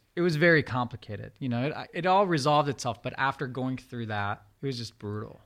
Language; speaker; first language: English; early bilingual, other home language; Persian